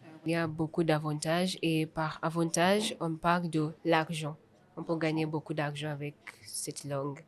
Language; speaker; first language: French; non-native, fluent; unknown